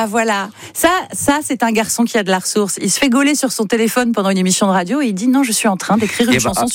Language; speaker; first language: French; native; French